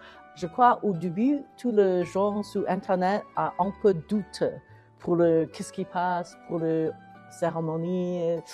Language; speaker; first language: French; non-native, learner; Chinese